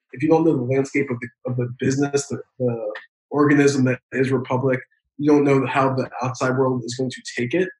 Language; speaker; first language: English; native; English